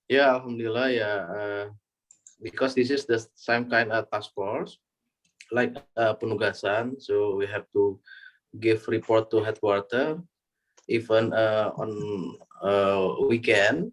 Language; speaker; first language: English; non-native, learner; Indonesian